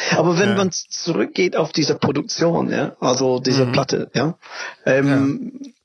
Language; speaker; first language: German; non-native, fluent; English